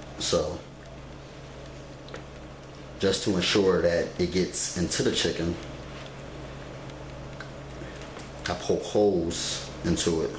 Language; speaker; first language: English; native; English